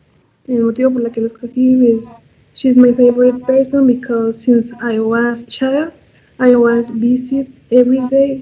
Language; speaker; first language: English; non-native, learner; Spanish